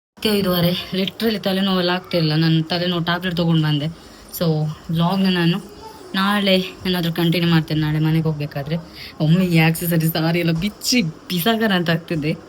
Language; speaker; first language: Kannada; native; Kannada